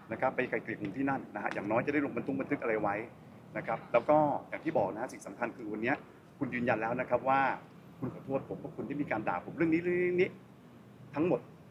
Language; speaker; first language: Thai; native; Thai